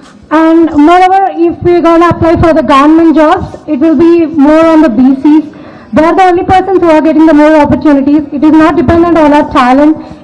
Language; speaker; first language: English; non-native, local second language; Telugu